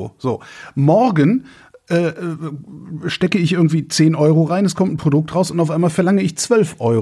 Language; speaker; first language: German; native; German